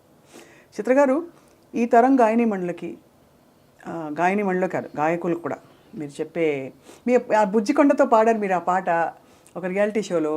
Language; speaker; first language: Telugu; native; Telugu